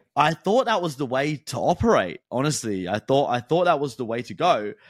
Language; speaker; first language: English; native; English